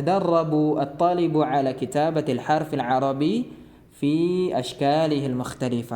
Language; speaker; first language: Arabic; non-native, fluent; Indonesian